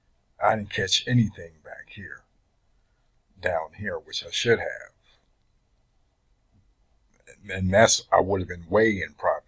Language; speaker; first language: English; native; English